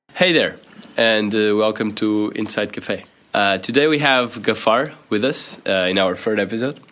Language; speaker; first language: English; non-native, fluent; Portuguese